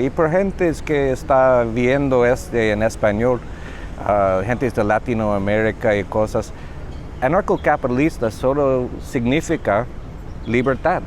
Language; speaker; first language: Spanish; non-native, learner; English